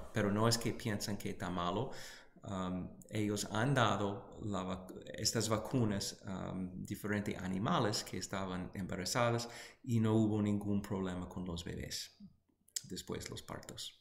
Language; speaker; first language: Spanish; non-native, fluent; English